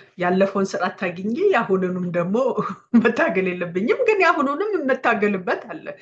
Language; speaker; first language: Amharic; native; Amharic